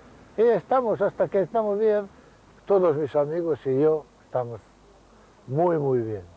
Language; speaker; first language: Spanish; non-native, fluent; Hungarian